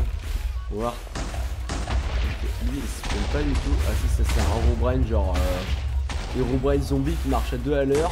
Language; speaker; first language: French; native; French